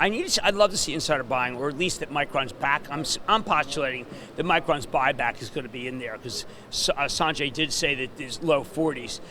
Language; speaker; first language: English; native; English